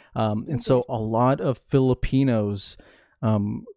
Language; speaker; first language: English; early bilingual, other home language; Filipino